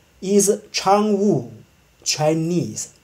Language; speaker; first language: English; non-native, learner; Chinese